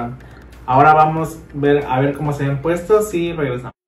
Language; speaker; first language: Spanish; native; Spanish